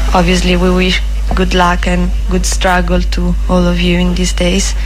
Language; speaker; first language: English; non-native, fluent; Italian